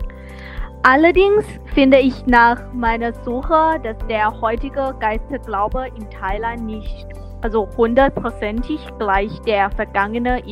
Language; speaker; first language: German; non-native, learner; Thai